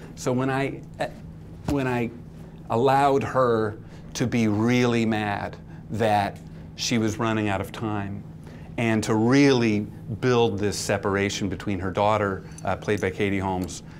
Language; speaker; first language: English; native; English